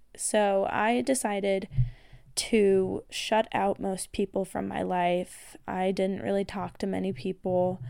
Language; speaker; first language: English; native; English